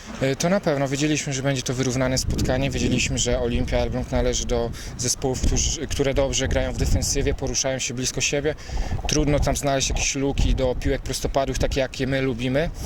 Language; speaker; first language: Polish; native; Polish